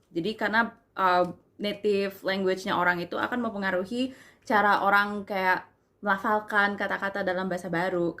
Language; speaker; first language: Indonesian; early bilingual, heritage; English